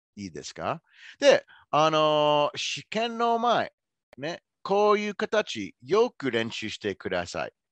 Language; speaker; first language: Japanese; non-native, fluent; English